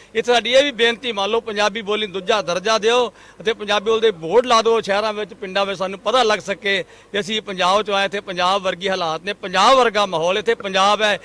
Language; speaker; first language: Punjabi; native; Punjabi